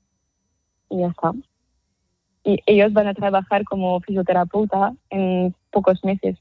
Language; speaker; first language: Spanish; non-native, fluent; French